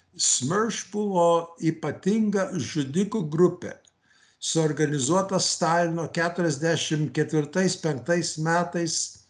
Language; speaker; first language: Lithuanian; early bilingual, heritage; Lithuanian